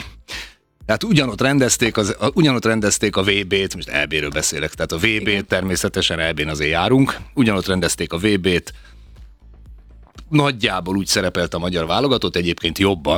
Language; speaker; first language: Hungarian; native; Hungarian